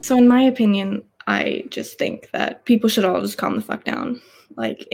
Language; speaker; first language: English; native; English